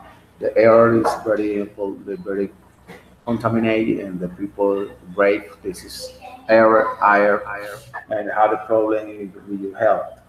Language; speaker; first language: English; non-native, learner; Spanish